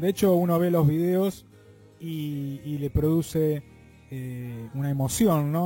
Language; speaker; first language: Spanish; native; Spanish